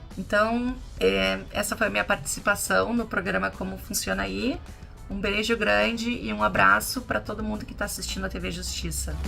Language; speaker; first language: Portuguese; native; Portuguese